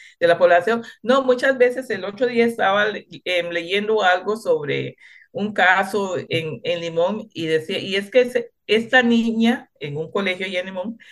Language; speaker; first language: Spanish; non-native, local second language; Jamaican Creole English